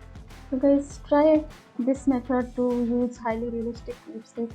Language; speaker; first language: English; non-native, local second language; Hindi